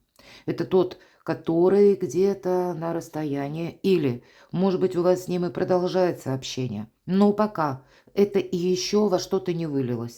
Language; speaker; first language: Russian; native; Russian